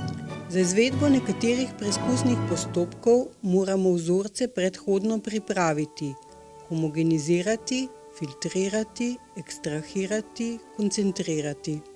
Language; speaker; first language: Slovenian; native; Slovenian